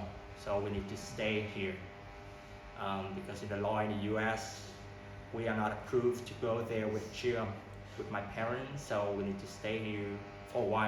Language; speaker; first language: English; non-native, learner; Vietnamese